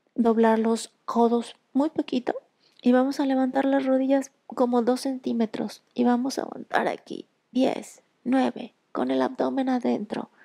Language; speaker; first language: Spanish; native; Spanish